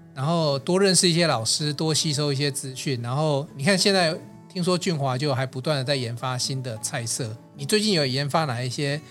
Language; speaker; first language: Chinese; native; Chinese